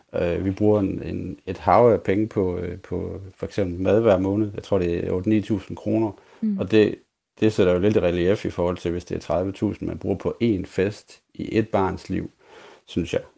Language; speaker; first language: Danish; native; Danish